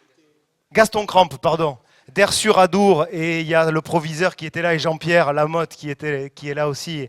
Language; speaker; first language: French; native; French